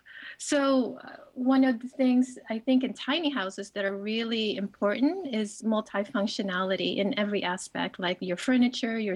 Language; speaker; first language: English; early bilingual, other home language; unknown